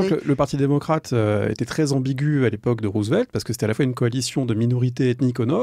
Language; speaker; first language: French; native; French